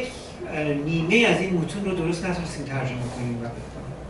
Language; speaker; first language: Persian; native; Persian